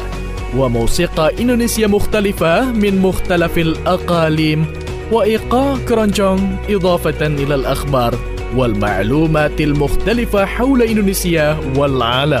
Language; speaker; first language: Arabic; non-native, fluent; Indonesian